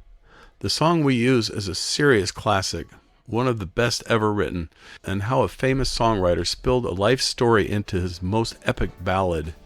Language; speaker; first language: English; native; English